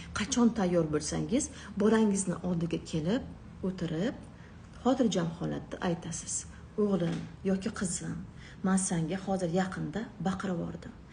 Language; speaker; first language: Uzbek; non-native, local second language; Russian